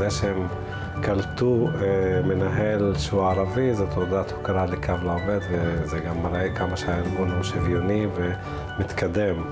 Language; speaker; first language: Hebrew; non-native, local second language; Arabic